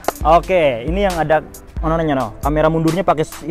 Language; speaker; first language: Indonesian; native; Indonesian